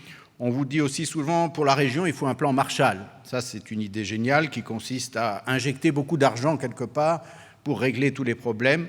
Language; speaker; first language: French; native; French